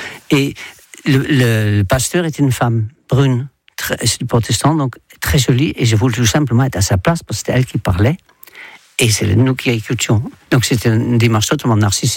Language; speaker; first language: French; non-native, fluent; Dutch